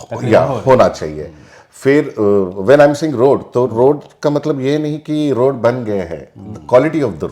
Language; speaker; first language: Hindi; native; Hindi